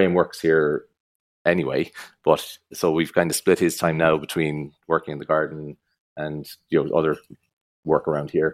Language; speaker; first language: English; native; English